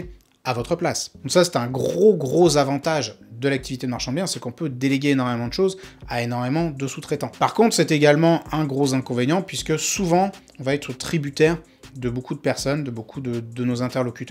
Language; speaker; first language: French; native; French